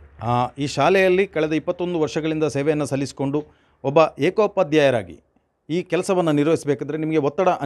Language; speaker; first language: Kannada; native; Kannada